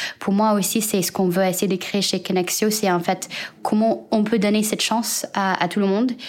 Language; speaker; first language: French; non-native, fluent; Chinese